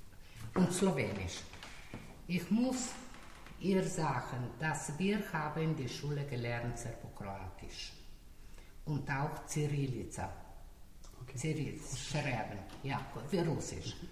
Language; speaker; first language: German; non-native, learner; Slovenian